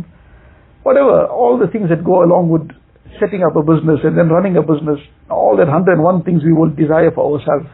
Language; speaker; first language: English; native; English